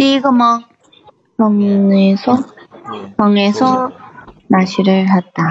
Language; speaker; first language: Korean; non-native, learner; Chinese